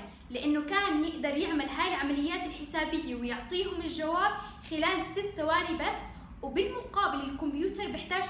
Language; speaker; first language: Arabic; native; Arabic